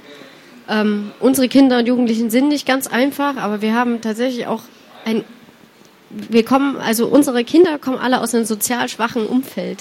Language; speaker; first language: German; native; German